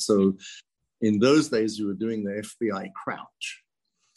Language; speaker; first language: English; native; English